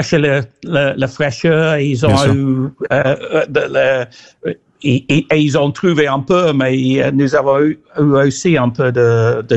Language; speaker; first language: French; non-native, fluent; English